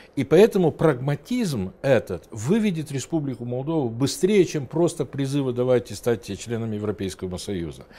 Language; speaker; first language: Russian; non-native, local second language; Romanian